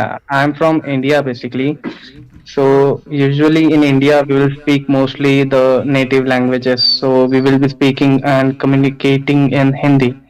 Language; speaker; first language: English; non-native, local second language; Hindi